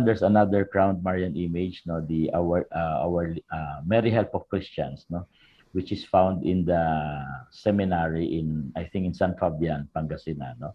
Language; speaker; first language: English; non-native, local second language; Filipino